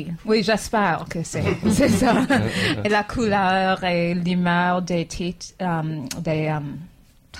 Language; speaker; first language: French; non-native, fluent; English